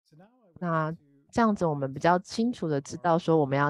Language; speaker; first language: Chinese; native; Chinese